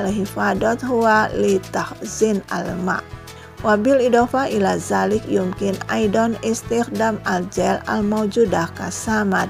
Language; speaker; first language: Arabic; non-native, fluent; Indonesian